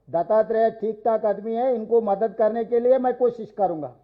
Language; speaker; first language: Hindi; non-native, local second language; Telugu